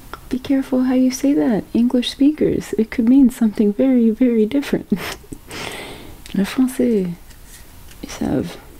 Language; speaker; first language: English; native; English